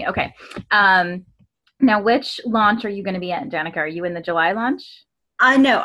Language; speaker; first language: English; native; English